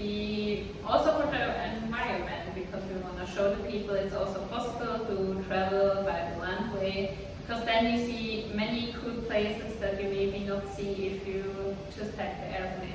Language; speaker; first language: English; non-native, fluent; Swiss German